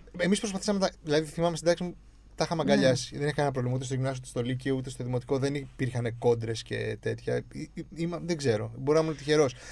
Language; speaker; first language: Greek; native; Greek